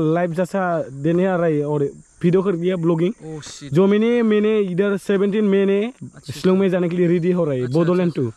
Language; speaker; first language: Hindi; non-native, local second language; Bodo